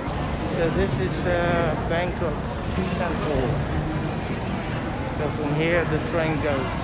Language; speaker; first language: English; non-native, learner; Dutch